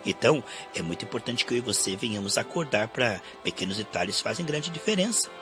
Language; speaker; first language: Portuguese; native; Portuguese